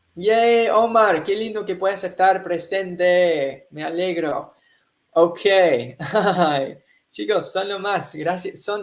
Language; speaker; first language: Spanish; non-native, fluent; English